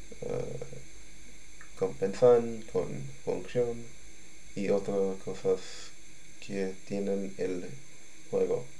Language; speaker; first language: Spanish; non-native, learner; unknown